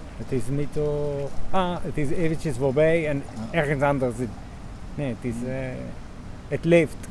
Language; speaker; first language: Dutch; non-native, learner; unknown